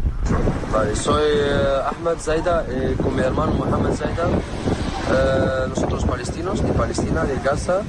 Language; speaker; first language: Spanish; non-native, learner; Arabic